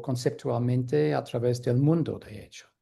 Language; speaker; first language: Spanish; non-native, fluent; English